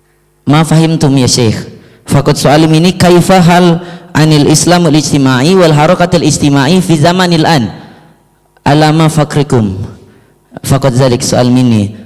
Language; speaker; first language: Arabic; non-native, learner; Indonesian